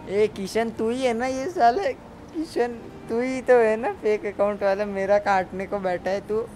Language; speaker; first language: Hindi; non-native, local second language; Gujarati